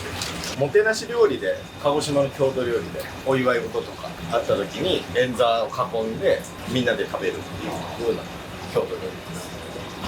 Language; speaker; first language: Japanese; native; Japanese